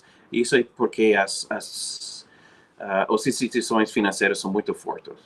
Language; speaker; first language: Portuguese; non-native, fluent; English